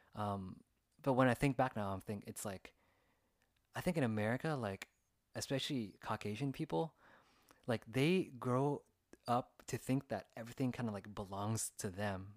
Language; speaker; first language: English; native; English